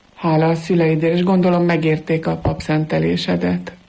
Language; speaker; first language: Hungarian; native; Hungarian